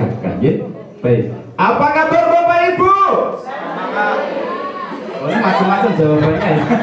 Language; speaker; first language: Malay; non-native, local second language; Javanese